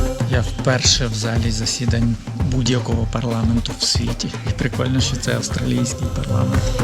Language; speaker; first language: Ukrainian; native; Ukrainian